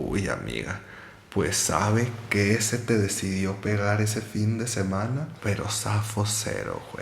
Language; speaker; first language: Spanish; native; Spanish